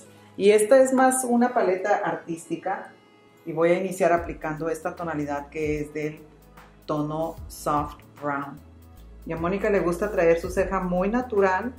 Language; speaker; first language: Spanish; native; Spanish